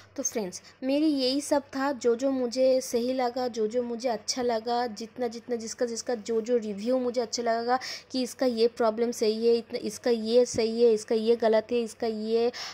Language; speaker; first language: Hindi; non-native, local second language; Bangla